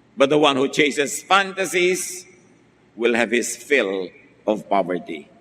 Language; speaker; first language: English; non-native, local second language; Filipino